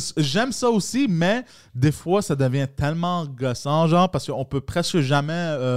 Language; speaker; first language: French; early bilingual, other home language; Greek